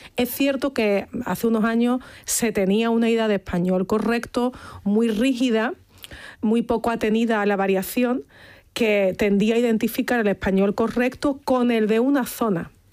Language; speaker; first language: Spanish; native; Spanish